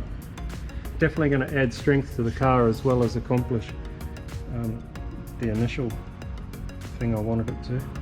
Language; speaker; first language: English; native; English